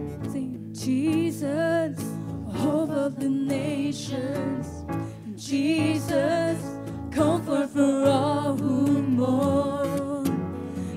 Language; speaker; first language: English; non-native, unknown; Thai